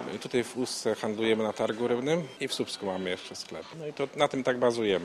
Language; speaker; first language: Polish; native; Polish